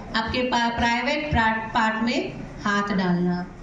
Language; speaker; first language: Hindi; non-native, local second language; Marathi